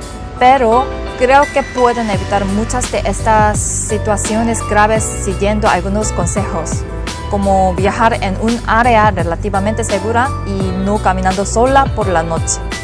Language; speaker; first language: Spanish; non-native, fluent; Korean